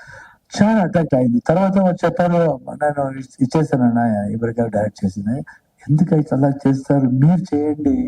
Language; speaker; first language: Telugu; non-native, learner; Kannada